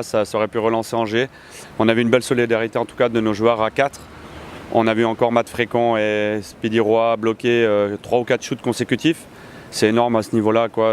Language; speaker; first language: French; native; French